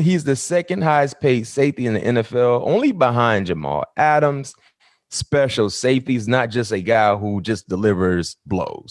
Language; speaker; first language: English; native; English